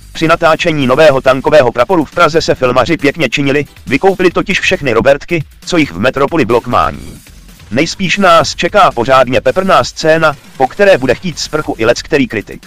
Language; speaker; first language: Czech; native; Czech